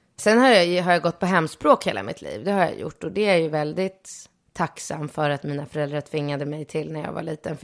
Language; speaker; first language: Swedish; early bilingual, other home language; Polish